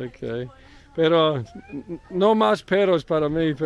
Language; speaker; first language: Spanish; non-native, learner; English